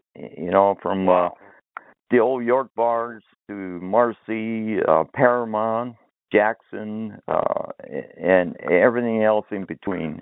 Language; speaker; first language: English; early bilingual, other home language; Finnish